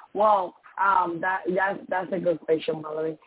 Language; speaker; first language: English; non-native, learner; Spanish